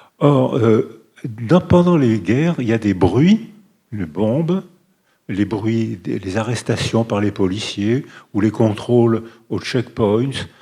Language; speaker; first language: French; native; French